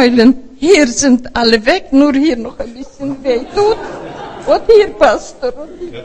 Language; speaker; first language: German; non-native, fluent; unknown